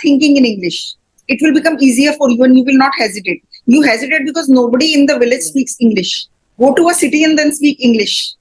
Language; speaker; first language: English; non-native, fluent; Hindi